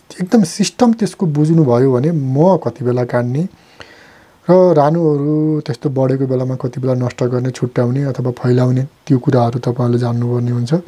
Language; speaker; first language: Nepali; native; Nepali